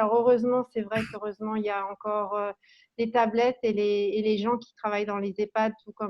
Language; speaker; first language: French; native; French